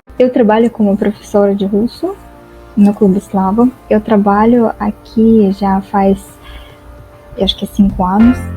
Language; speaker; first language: Portuguese; non-native, fluent; Russian